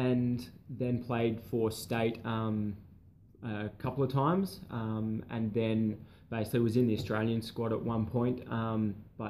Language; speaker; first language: English; native; English